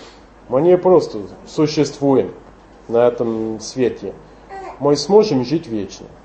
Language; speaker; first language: Russian; non-native, fluent; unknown